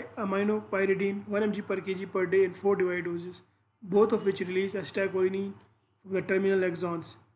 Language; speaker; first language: English; non-native, local second language; Urdu